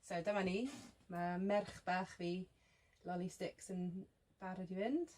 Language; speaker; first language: Welsh; non-native, local second language; English